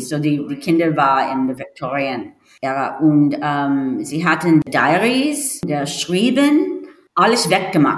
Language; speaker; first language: German; non-native, learner; English